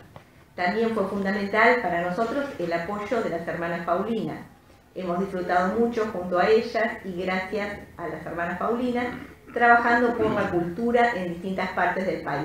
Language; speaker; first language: Spanish; native; Spanish